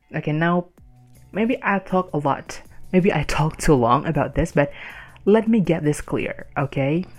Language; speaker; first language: English; non-native, fluent; Indonesian